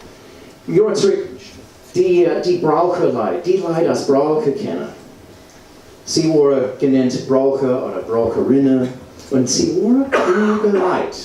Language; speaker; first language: German; non-native, learner; English